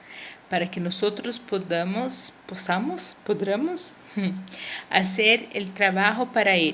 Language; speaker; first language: Spanish; non-native, fluent; Portuguese